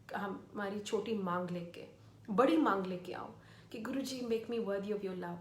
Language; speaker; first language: Hindi; early bilingual, other home language; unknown